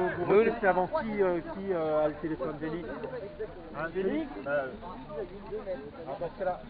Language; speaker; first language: French; native; French